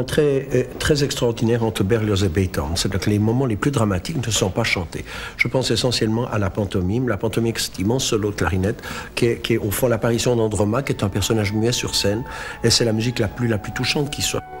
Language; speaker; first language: French; native; French